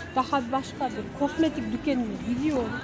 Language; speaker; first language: Turkish; non-native, learner; Kyrgyz